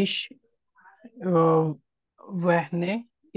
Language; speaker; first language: German; non-native, learner; Marathi